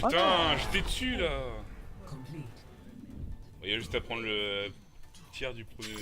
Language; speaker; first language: French; native; French